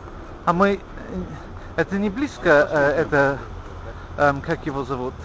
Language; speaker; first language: Russian; non-native, learner; English